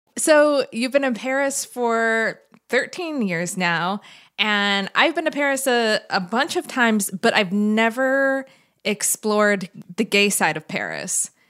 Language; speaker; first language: English; native; English